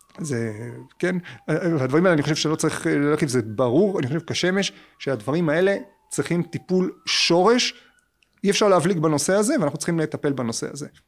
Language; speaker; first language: Hebrew; native; Hebrew